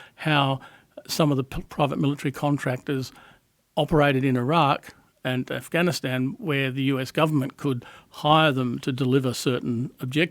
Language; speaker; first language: English; native; English